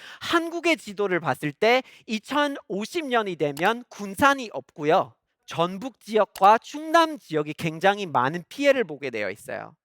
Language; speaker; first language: Korean; non-native, fluent; English